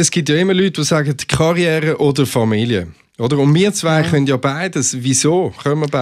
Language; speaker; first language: German; native; German